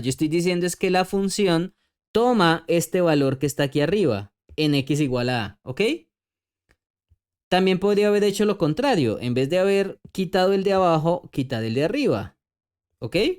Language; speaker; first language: Spanish; native; Spanish